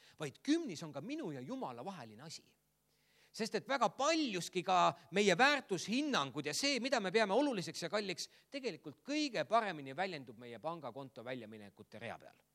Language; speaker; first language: Estonian; native; Estonian